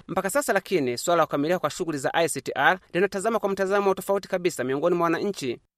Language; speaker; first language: Swahili; non-native, local second language; Kinyarwanda